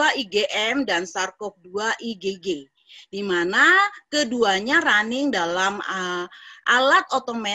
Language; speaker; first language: Indonesian; native; Indonesian